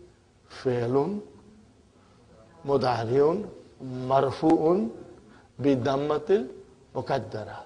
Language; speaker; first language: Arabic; non-native, fluent; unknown